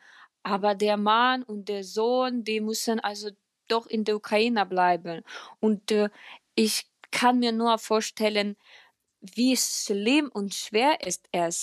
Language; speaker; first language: German; non-native, fluent; Ukrainian